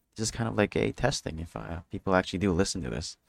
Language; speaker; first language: English; non-native, local second language; Filipino